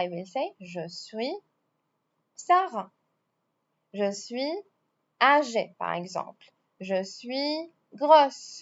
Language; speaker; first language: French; non-native, fluent; Arabic